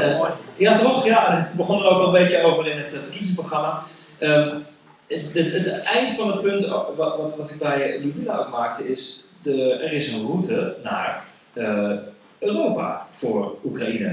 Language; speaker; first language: Dutch; native; Dutch